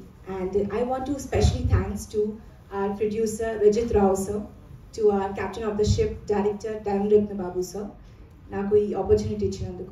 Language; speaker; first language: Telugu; non-native, learner; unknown